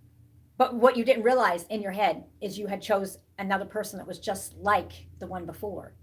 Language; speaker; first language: English; native; English